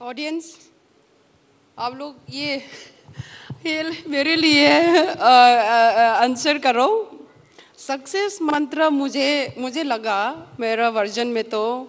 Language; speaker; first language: Hindi; non-native, local second language; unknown